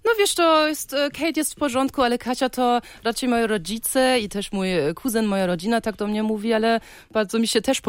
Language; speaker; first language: Polish; early bilingual, heritage; Polish